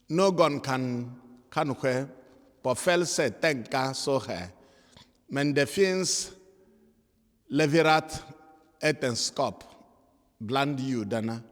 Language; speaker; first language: Swedish; non-native, fluent; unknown